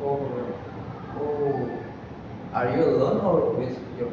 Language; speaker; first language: English; non-native, learner; Indonesian